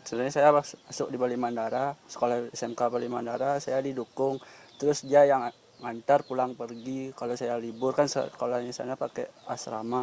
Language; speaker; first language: Indonesian; non-native, local second language; Balinese